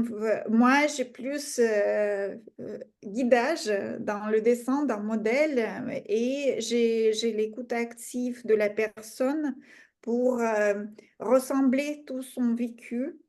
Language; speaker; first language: French; non-native, fluent; Russian